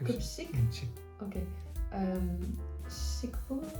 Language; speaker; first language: Korean; non-native, learner; English